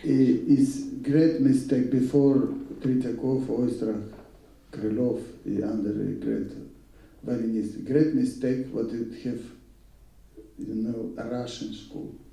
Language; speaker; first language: English; non-native, learner; Russian